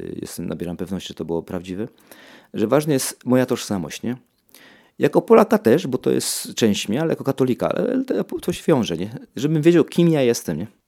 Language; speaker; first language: Polish; native; Polish